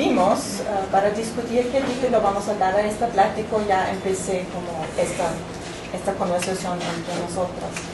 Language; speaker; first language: Spanish; non-native, fluent; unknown